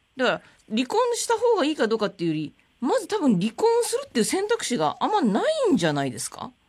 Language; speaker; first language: Japanese; native; Japanese